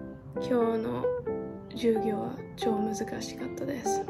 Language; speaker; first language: Japanese; non-native, learner; English